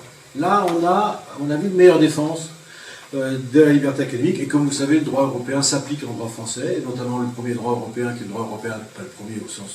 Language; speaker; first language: French; native; French